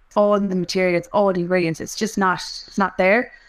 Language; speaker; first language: English; native; English